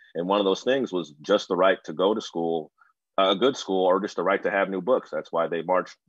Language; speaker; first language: English; native; English